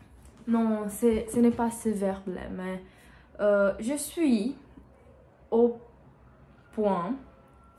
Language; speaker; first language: French; non-native, learner; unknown